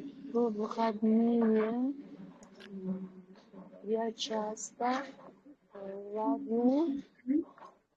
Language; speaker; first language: Russian; non-native, learner; Uzbek